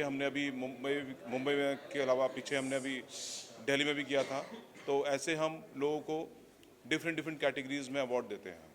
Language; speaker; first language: Hindi; native; Hindi